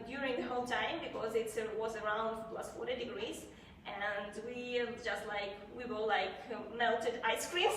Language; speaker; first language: English; non-native, fluent; Russian